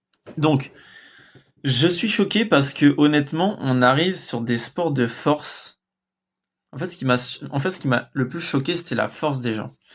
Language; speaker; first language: French; native; French